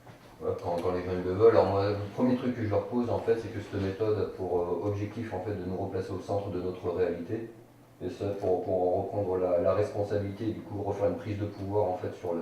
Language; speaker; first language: French; native; French